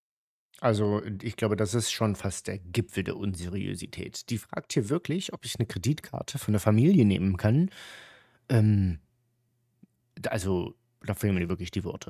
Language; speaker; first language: German; native; German